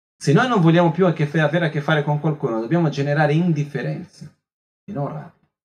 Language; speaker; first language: Italian; non-native, fluent; Portuguese